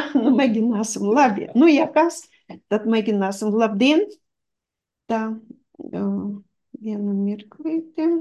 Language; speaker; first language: Latvian; non-native, local second language; Russian